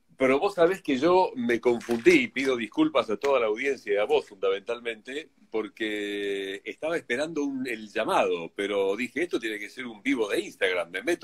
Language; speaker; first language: Spanish; native; Spanish